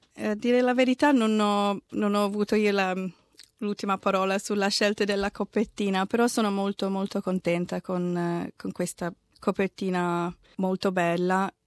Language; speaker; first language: Italian; non-native, fluent; English